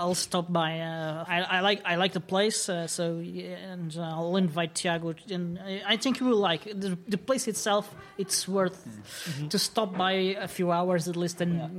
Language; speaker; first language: English; non-native, fluent; Portuguese